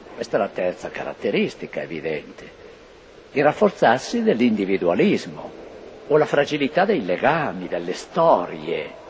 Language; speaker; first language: Italian; native; Italian